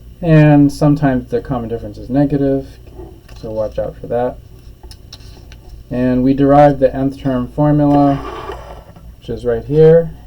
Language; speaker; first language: English; native; English